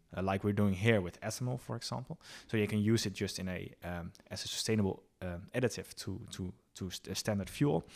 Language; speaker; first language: English; non-native, fluent; Dutch